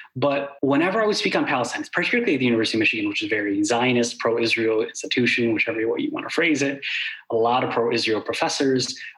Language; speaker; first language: English; early bilingual, other home language; Arabic